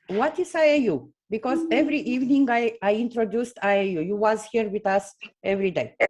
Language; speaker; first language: English; non-native, fluent; Romanian